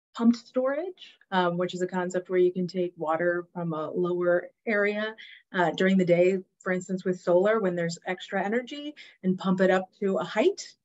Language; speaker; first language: English; native; English